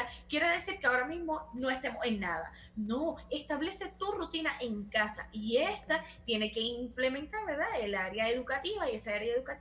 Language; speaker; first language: Spanish; native; Spanish